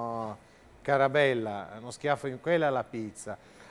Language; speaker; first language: Italian; native; Italian